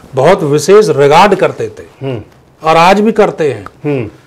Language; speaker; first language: Hindi; native; Hindi